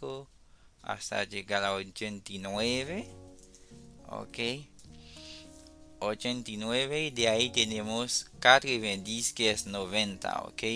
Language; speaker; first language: Spanish; non-native, fluent; Haitian Creole